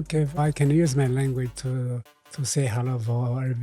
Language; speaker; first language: English; non-native, learner; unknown